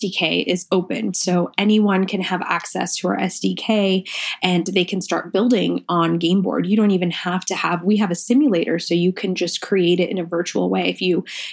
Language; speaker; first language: English; early bilingual, other home language; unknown